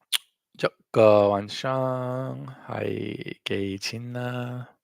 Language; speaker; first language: Chinese; non-native, fluent; English